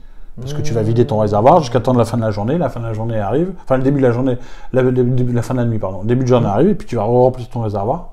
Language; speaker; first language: French; native; French